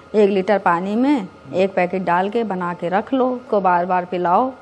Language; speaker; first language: Hindi; native; Hindi